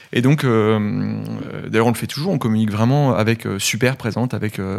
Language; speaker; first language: French; native; French